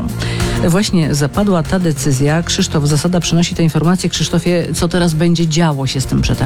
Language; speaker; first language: Polish; native; Polish